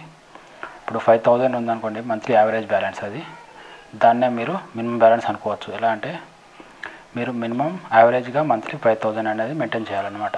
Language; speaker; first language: Telugu; native; Telugu